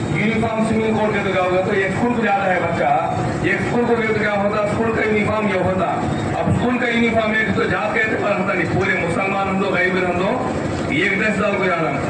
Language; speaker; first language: Urdu; native; Urdu